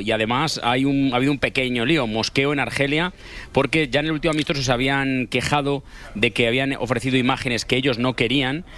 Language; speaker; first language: Spanish; native; Spanish